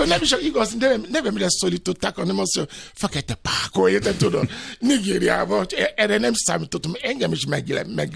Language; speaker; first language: Hungarian; non-native, fluent; Yoruba